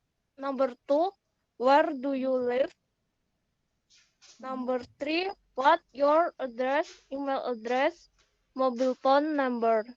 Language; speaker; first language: English; non-native, learner; Indonesian